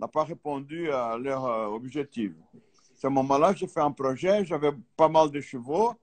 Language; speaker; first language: French; non-native, fluent; Portuguese